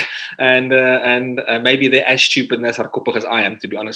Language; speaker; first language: English; non-native, local second language; Afrikaans